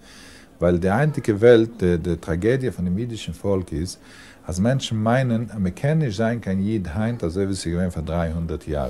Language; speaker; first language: German; non-native, learner; Yiddish